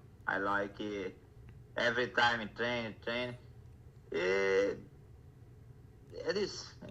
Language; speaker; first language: English; non-native, learner; Portuguese